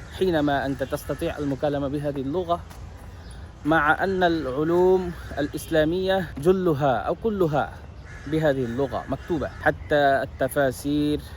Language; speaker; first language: Arabic; non-native, fluent; Bangla